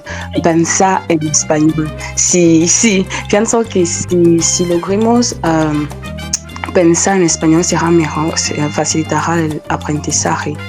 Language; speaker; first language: Spanish; non-native, fluent; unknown